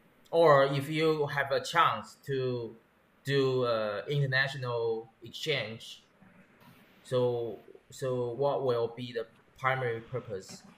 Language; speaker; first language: English; non-native, learner; Chinese